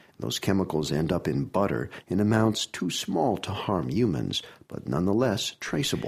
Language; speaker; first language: English; native; English